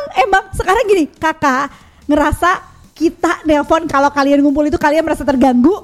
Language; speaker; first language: Indonesian; native; Indonesian